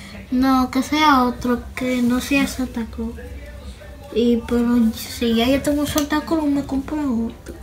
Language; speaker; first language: Spanish; early bilingual, heritage; Spanish